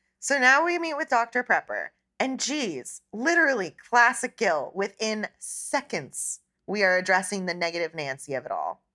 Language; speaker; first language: English; native; English